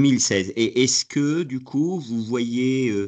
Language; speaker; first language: French; native; French